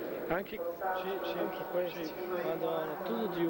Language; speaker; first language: Italian; non-native, learner; Portuguese